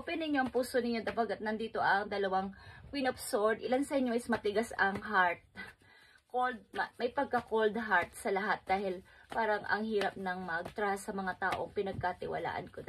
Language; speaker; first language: Filipino; native; Filipino